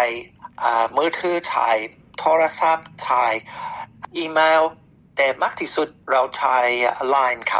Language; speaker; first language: Thai; non-native, fluent; English